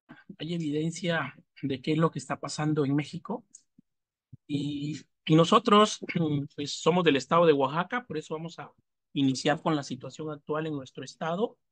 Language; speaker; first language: Spanish; native; Spanish